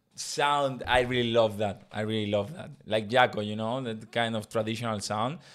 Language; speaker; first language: English; non-native, fluent; Spanish